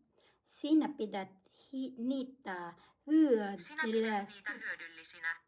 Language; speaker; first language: Finnish; non-native, learner; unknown